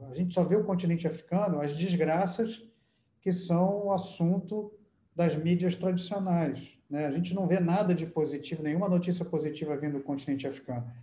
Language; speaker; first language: Portuguese; native; Portuguese